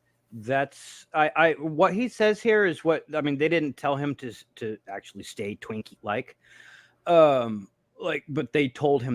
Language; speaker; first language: English; native; English